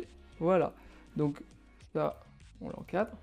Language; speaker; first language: French; native; French